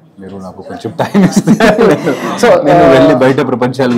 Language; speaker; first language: Telugu; non-native, fluent; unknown